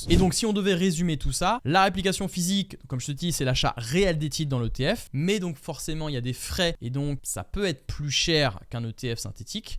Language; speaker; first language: French; native; French